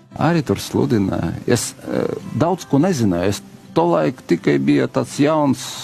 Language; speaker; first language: Latvian; early bilingual, other home language; Russian